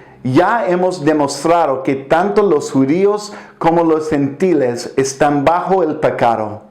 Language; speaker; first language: Spanish; non-native, fluent; English